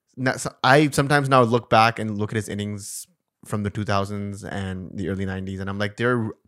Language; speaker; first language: English; non-native, local second language; Urdu